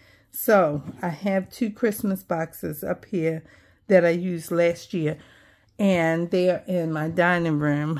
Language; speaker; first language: English; native; English